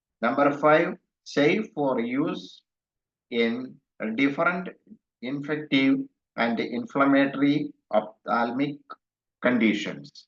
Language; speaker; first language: English; non-native, local second language; Malayalam